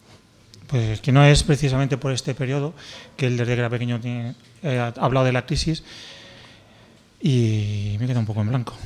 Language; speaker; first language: Spanish; native; Spanish